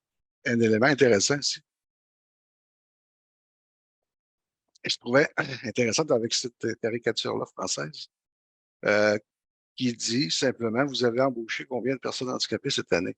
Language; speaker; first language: French; native; French